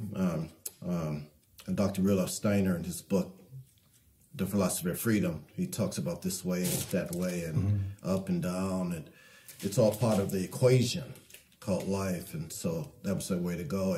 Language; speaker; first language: English; native; English